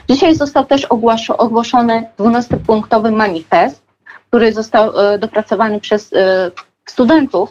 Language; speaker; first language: Polish; non-native, fluent; Georgian